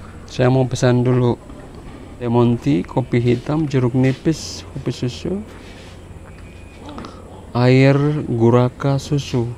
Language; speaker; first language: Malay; non-native, local second language; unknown